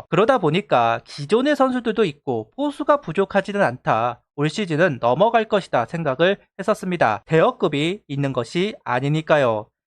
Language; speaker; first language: Korean; native; Korean